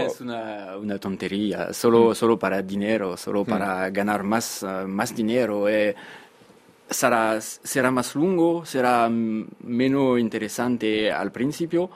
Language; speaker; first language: Spanish; non-native, fluent; French